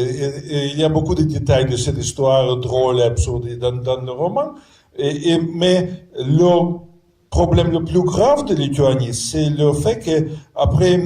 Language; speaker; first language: French; non-native, fluent; Russian